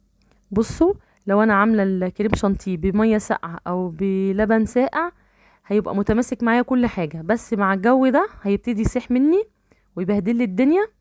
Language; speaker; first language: Arabic; native; Arabic